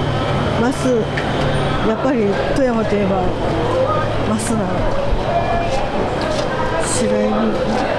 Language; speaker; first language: Japanese; native; Japanese